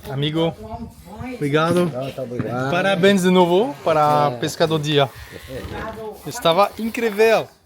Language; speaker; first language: Portuguese; non-native, learner; French